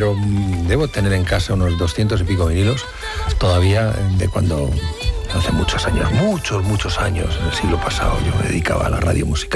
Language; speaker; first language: Spanish; native; Spanish